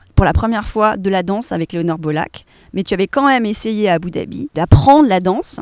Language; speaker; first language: French; native; French